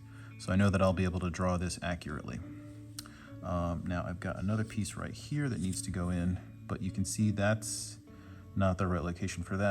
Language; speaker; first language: English; native; English